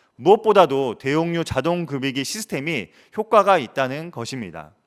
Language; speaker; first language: Korean; native; Korean